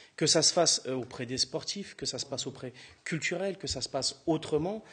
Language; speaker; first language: French; native; French